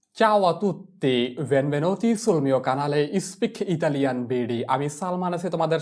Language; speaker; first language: Italian; non-native, fluent; Bangla